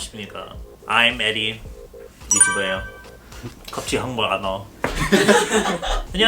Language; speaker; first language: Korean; early bilingual, heritage; Korean